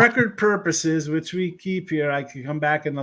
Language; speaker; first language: English; native; English